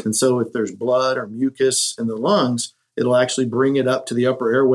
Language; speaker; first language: English; native; English